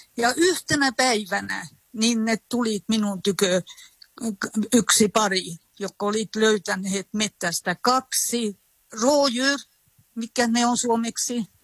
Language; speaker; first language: Finnish; early bilingual, heritage; Finnish